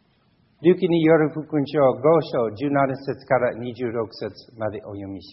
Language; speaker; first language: Japanese; non-native, fluent; English